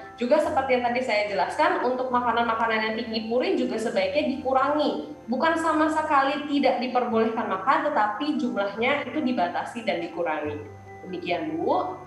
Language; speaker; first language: Indonesian; native; Indonesian